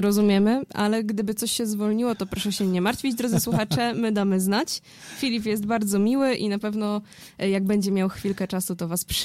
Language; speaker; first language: Polish; native; Polish